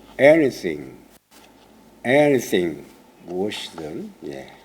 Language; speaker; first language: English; non-native, learner; Korean